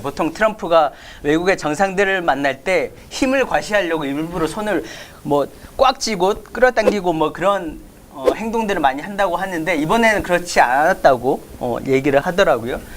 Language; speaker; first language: Korean; native; Korean